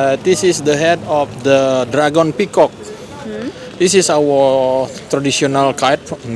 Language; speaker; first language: English; non-native, learner; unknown